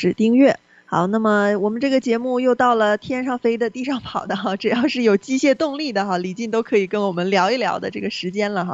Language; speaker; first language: Chinese; native; Chinese